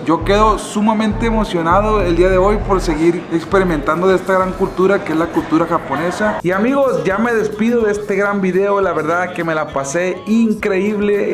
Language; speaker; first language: Spanish; native; Spanish